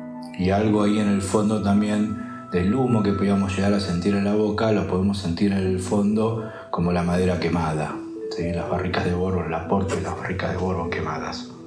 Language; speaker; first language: Spanish; native; Spanish